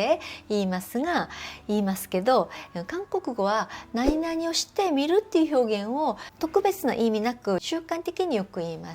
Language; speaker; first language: Japanese; non-native, fluent; Korean